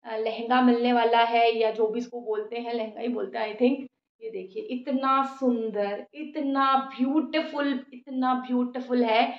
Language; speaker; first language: Hindi; native; Hindi